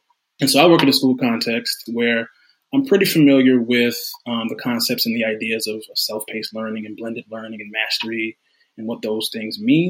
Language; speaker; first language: English; native; English